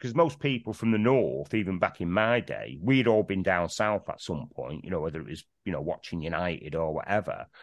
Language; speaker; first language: English; native; English